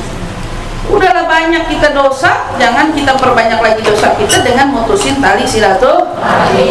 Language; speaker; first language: Indonesian; native; Indonesian